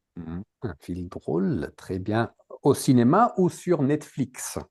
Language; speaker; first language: French; native; French